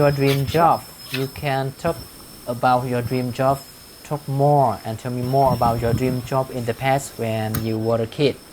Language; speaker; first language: English; non-native, fluent; Vietnamese